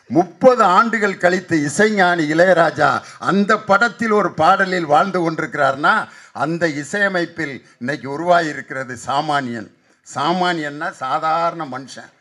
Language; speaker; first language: Tamil; native; Tamil